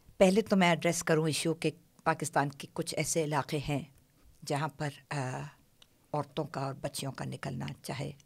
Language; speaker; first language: Urdu; non-native, local second language; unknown